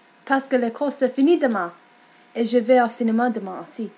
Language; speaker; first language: French; non-native, learner; English